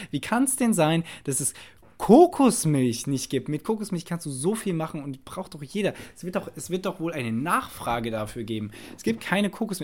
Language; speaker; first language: German; native; German